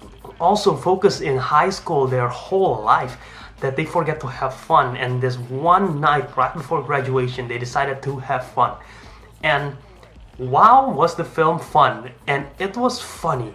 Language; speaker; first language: English; non-native, fluent; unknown